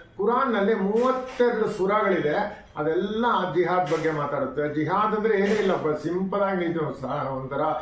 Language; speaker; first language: Kannada; native; Kannada